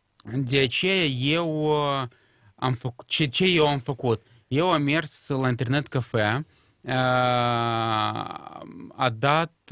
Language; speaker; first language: Romanian; non-native, local second language; Russian